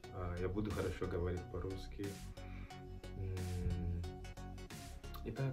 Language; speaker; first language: Russian; non-native, learner; Portuguese